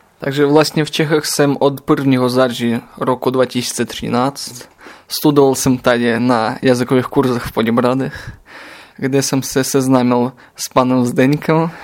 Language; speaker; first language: Czech; non-native, fluent; Russian